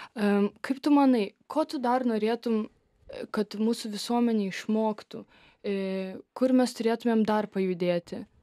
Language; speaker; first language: Lithuanian; non-native, local second language; Russian